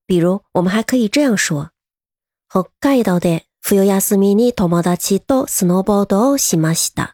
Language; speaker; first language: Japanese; non-native, fluent; Chinese